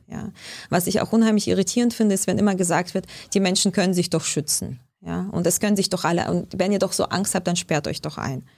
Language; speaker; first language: German; early bilingual, other home language; Russian